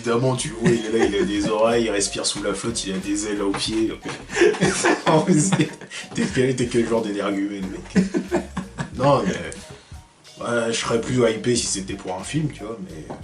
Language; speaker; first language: French; native; French